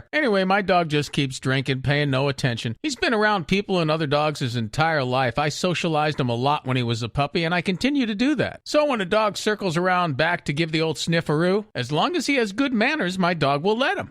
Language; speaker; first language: English; native; English